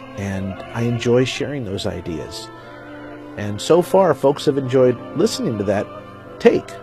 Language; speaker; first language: English; native; English